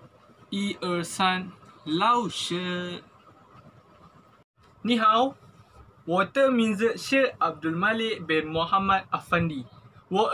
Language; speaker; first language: Chinese; non-native, learner; Malay